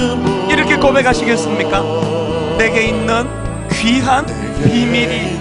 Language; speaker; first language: Korean; native; Korean